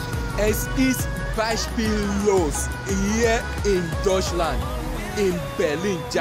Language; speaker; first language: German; non-native, learner; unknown